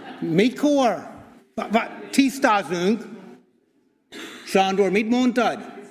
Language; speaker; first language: Hungarian; non-native, fluent; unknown